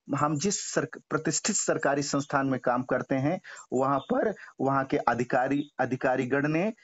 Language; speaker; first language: Hindi; native; Hindi